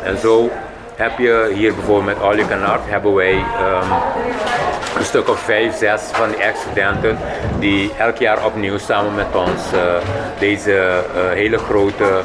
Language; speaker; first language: Dutch; non-native, local second language; Papiamento